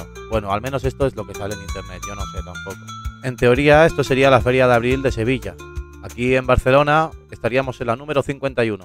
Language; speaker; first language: Spanish; native; Spanish